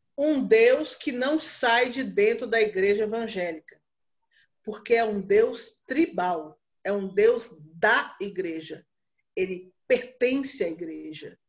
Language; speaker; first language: Portuguese; native; Portuguese